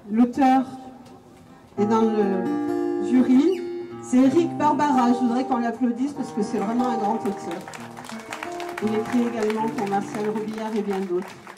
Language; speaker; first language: French; native; French